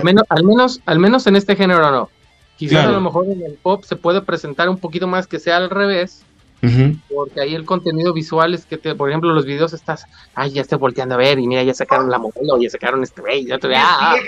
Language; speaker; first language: Spanish; native; Spanish